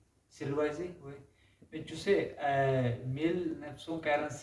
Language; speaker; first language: French; non-native, learner; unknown